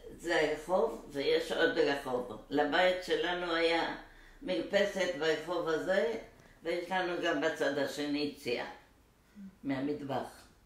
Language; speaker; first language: Hebrew; non-native, fluent; Arabic